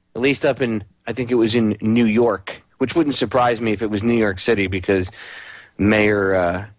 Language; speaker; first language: English; native; English